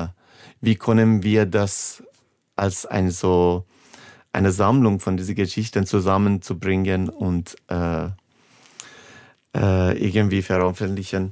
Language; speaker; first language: German; non-native, fluent; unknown